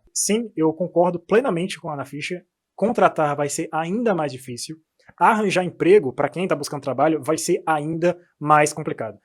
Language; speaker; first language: Portuguese; native; Portuguese